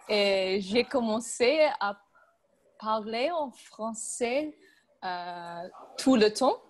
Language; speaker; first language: French; non-native, learner; English